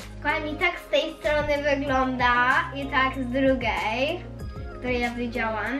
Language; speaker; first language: Polish; early bilingual, heritage; Polish